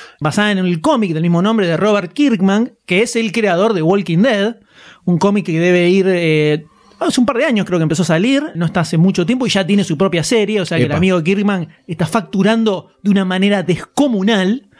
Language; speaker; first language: Spanish; native; Spanish